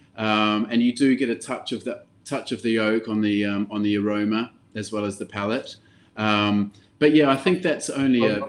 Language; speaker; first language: English; native; English